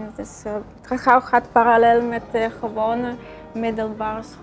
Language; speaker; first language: Dutch; non-native, fluent; Russian